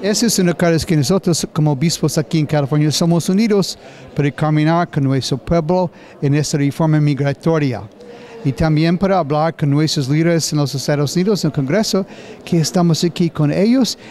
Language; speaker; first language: Spanish; non-native, learner; English